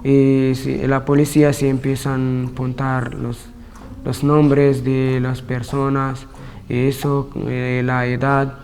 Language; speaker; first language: Spanish; non-native, learner; Arabic